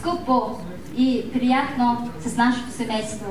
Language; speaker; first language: Bulgarian; non-native, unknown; Mongolian